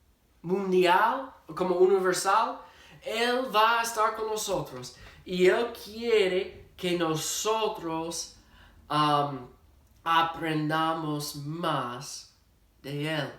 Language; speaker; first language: Spanish; non-native, fluent; English